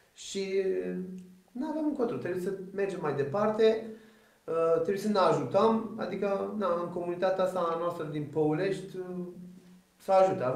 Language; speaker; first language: Romanian; early bilingual, other home language; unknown